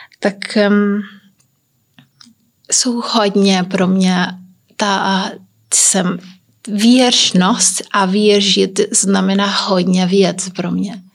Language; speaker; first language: Czech; non-native, learner; Kabuverdianu